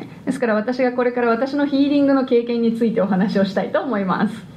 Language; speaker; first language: Japanese; native; Japanese